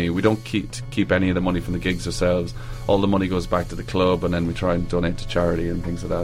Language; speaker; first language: English; native; English